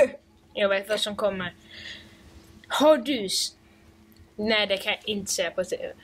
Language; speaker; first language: Swedish; native; Swedish